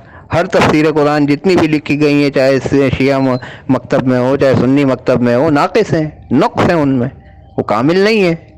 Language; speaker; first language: Urdu; native; Urdu